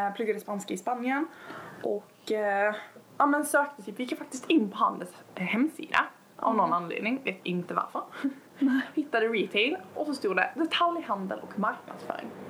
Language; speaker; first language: Swedish; native; Swedish